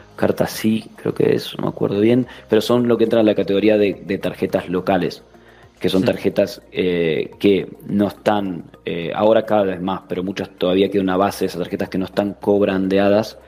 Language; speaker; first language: Spanish; native; Spanish